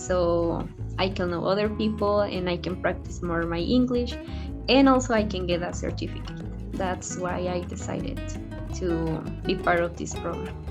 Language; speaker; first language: English; non-native, fluent; Spanish